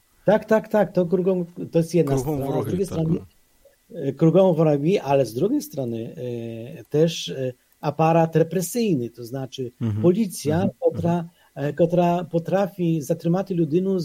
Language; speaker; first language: Polish; non-native, fluent; Ukrainian